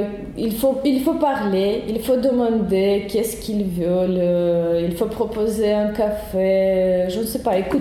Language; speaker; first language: French; non-native, learner; Russian